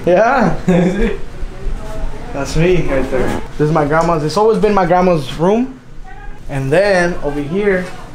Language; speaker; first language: English; early bilingual, other home language; Spanish